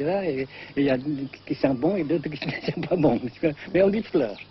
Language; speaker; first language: French; non-native, fluent; Vietnamese